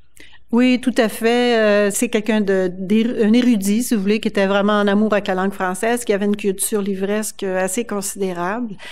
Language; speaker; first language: French; native; French